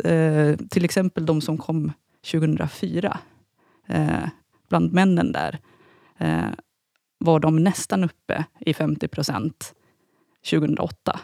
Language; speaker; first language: Swedish; native; Swedish